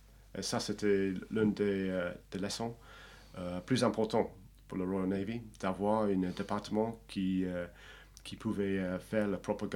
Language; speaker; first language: French; non-native, fluent; English